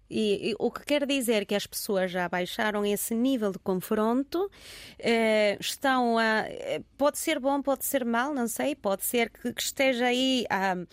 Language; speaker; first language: Portuguese; early bilingual, heritage; Portuguese